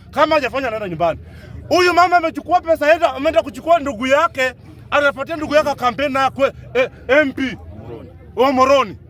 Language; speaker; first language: Swahili; native; Swahili